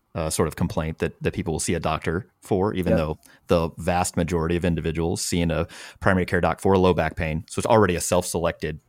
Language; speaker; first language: English; native; English